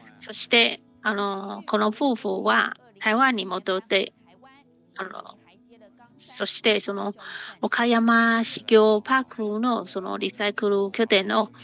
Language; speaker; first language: Japanese; non-native, learner; Chinese